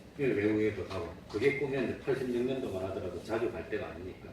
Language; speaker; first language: Korean; native; Korean